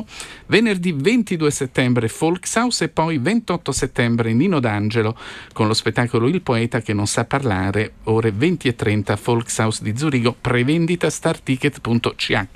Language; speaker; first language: Italian; native; Italian